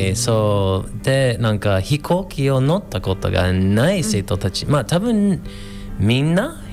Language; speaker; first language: Japanese; non-native, fluent; English